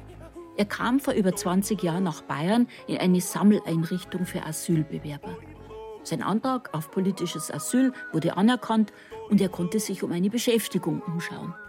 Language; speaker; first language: German; native; German